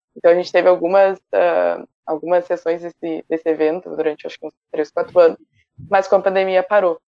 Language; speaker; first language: Portuguese; native; Portuguese